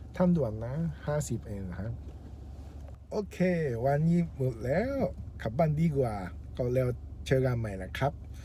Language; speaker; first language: Thai; native; Thai